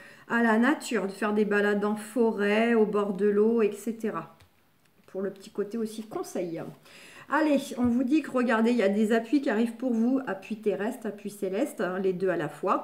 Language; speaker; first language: French; native; French